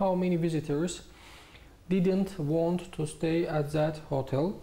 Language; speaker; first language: English; non-native, learner; Azerbaijani